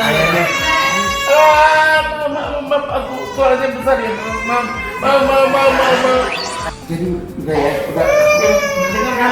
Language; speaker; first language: Indonesian; non-native, fluent; Japanese